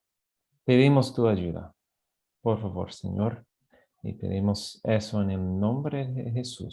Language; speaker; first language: Spanish; non-native, fluent; English